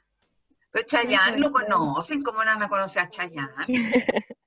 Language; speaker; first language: Spanish; native; Spanish